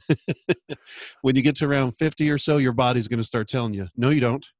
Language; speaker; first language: English; native; English